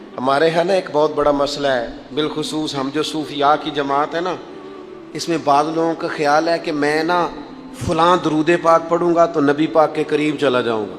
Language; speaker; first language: Urdu; non-native, local second language; Punjabi